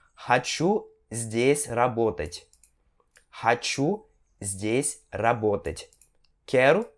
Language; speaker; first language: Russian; non-native, fluent; Portuguese